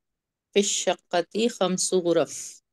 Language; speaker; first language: Arabic; non-native, learner; Urdu